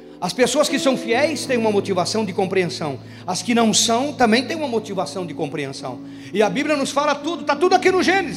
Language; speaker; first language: Portuguese; native; Portuguese